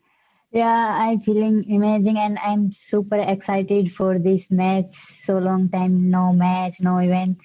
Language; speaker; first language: English; non-native, learner; Hindi